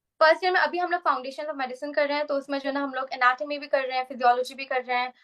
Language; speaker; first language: Urdu; native; Urdu